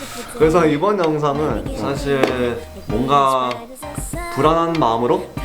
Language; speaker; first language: Korean; early bilingual, heritage; Korean